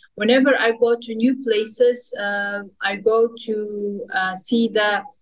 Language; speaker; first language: English; non-native, fluent; Russian